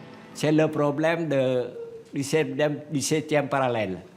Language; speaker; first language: French; non-native, fluent; Vietnamese